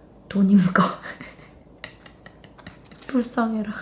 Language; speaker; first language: Korean; native; Korean